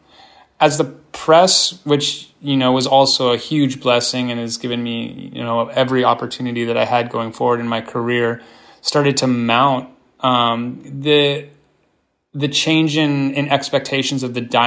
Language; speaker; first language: English; native; English